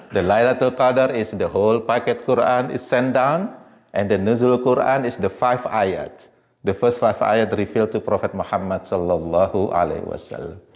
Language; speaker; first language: English; non-native, fluent; Indonesian